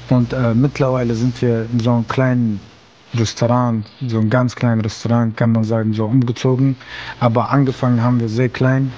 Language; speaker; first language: German; early bilingual, other home language; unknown